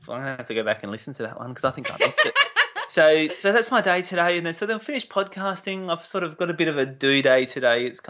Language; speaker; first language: English; native; English